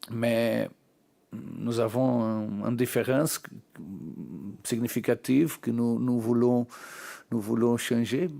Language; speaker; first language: French; non-native, learner; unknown